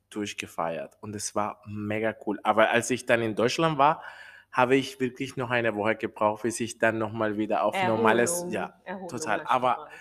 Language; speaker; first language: German; non-native, fluent; Spanish